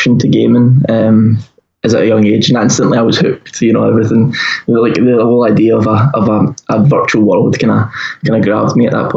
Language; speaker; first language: English; native; English